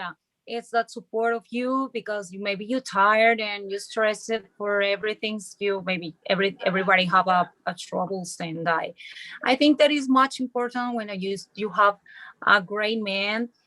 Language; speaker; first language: English; non-native, learner; Spanish